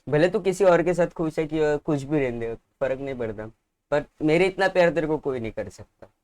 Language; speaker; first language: Hindi; non-native, local second language; Marathi